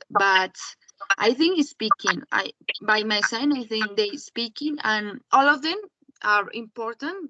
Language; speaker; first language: English; non-native, learner; Spanish